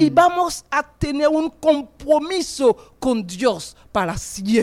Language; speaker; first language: Spanish; non-native, fluent; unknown